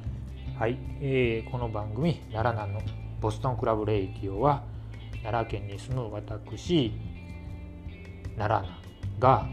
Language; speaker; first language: Japanese; native; Japanese